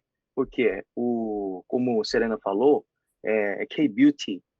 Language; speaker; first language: Portuguese; non-native, fluent; Korean